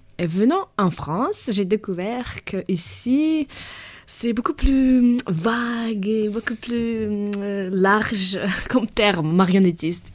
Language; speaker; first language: French; non-native, fluent; Russian